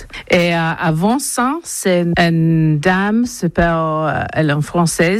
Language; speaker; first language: French; non-native, learner; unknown